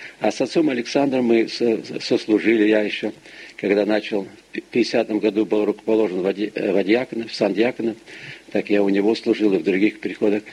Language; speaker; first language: Russian; early bilingual, heritage; Russian